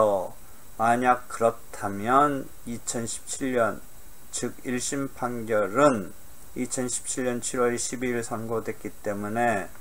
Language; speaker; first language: Korean; native; Korean